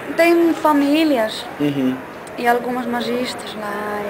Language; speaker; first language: Portuguese; non-native, learner; Finnish